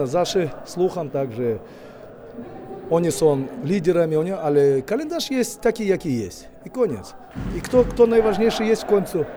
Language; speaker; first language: Polish; non-native, fluent; Russian